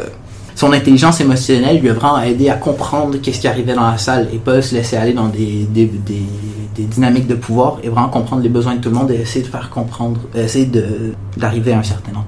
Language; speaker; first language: French; native; French